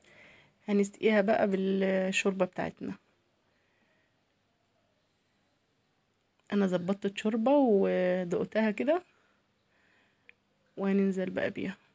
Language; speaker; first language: Arabic; native; Arabic